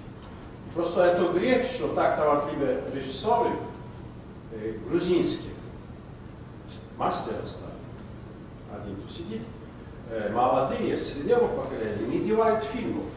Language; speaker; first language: Russian; non-native, local second language; Georgian